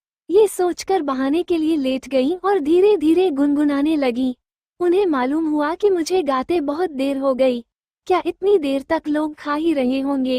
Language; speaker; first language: Hindi; native; Hindi